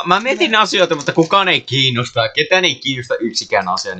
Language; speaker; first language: Finnish; native; Finnish